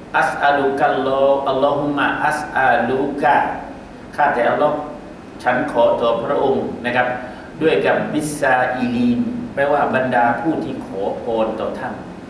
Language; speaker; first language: Thai; native; Thai